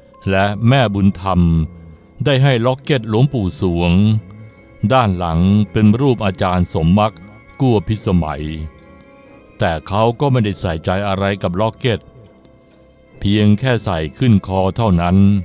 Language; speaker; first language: Thai; native; Thai